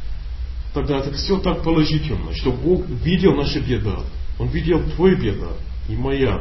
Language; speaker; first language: Russian; non-native, learner; English